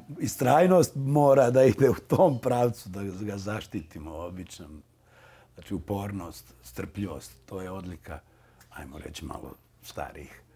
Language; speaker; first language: Serbian; native; Serbian